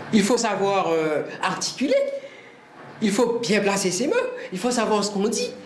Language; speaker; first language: French; non-native, local second language; Morisyen